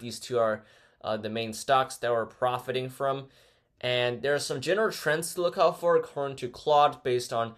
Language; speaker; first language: English; non-native, fluent; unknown